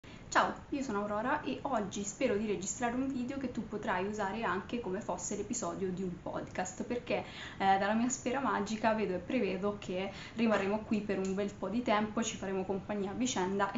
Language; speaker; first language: Italian; native; Italian